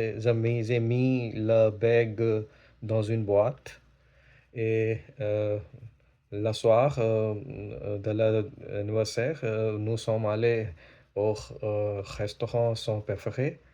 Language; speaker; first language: French; non-native, learner; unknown